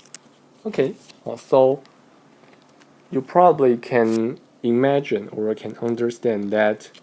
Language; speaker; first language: English; non-native, fluent; Chinese